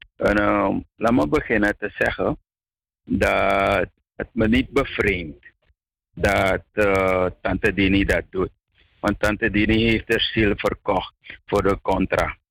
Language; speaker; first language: Dutch; native; Dutch